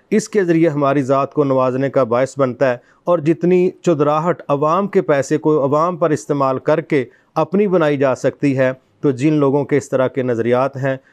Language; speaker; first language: Urdu; non-native, local second language; Punjabi